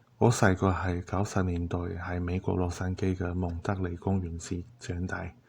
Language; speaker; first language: Cantonese; non-native, fluent; Chinese